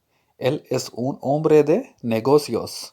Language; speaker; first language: Spanish; non-native, fluent; Urdu